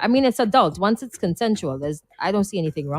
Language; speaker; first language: English; native; English